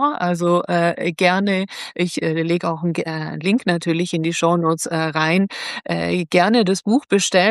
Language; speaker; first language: German; native; German